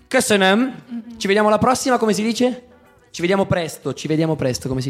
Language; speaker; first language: Italian; native; Italian